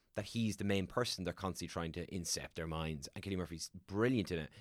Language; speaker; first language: English; native; English